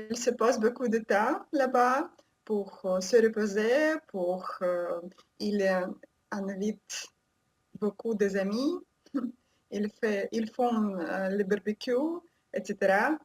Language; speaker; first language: French; non-native, learner; Russian